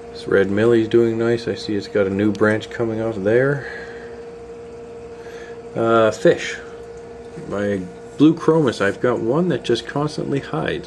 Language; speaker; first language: English; native; English